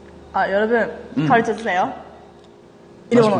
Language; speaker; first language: Korean; non-native, learner; Japanese